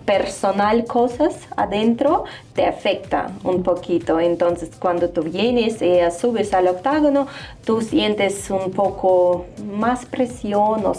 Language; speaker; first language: Spanish; non-native, fluent; Russian